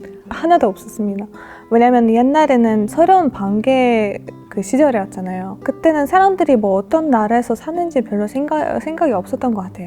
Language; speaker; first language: Korean; non-native, fluent; Russian